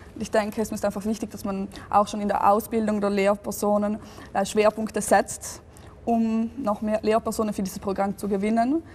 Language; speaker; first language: German; native; German